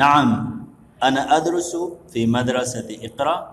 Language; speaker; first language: Arabic; non-native, learner; Urdu